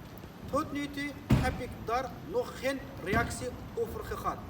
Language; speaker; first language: Dutch; non-native, fluent; Uyghur